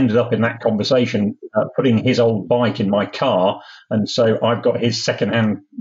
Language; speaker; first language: English; native; English